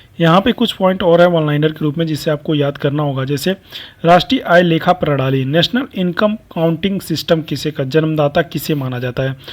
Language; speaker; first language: Hindi; native; Hindi